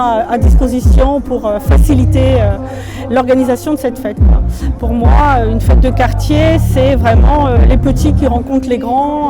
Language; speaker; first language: French; native; French